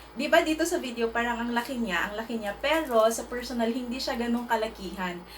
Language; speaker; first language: Filipino; non-native, local second language; Cebuano